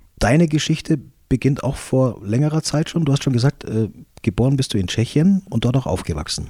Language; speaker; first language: German; native; German